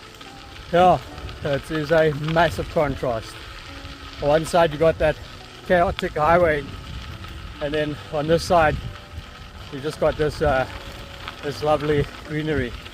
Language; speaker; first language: English; native; English